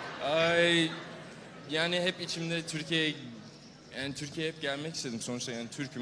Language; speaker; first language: Turkish; early bilingual, heritage; Turkish